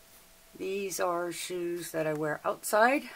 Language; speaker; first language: English; native; English